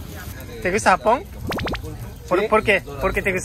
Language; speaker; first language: Spanish; non-native, learner; Japanese